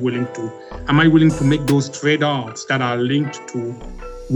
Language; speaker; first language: English; non-native, local second language; French